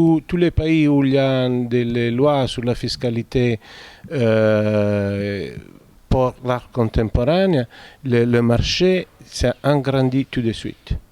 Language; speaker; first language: French; non-native, fluent; Italian